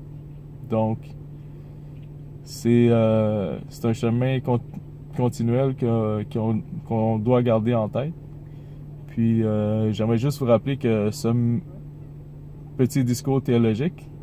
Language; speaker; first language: French; native; French